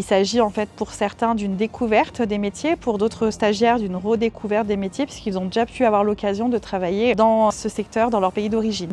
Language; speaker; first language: French; native; French